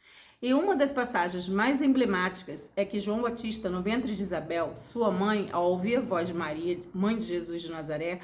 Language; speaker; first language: Portuguese; native; Portuguese